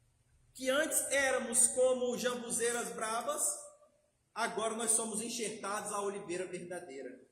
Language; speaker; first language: Portuguese; native; Portuguese